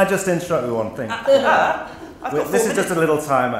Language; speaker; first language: English; native; English